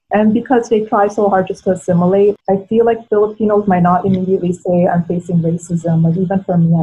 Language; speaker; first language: English; non-native, fluent; Filipino